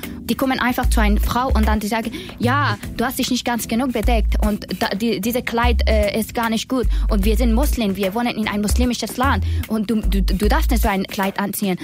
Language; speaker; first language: German; non-native, learner; Persian